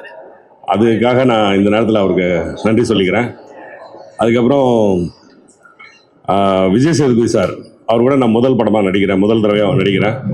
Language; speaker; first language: Tamil; native; Tamil